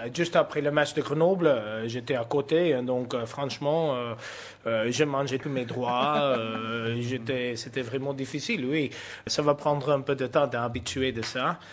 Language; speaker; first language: French; non-native, fluent; Afrikaans